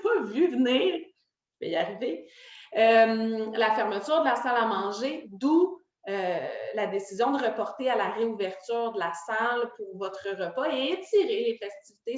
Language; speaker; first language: French; native; French